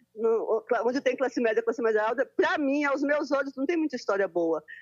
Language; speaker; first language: Portuguese; native; Portuguese